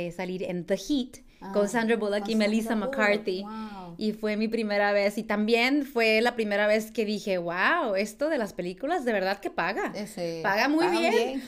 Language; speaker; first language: Spanish; early bilingual, heritage; Spanish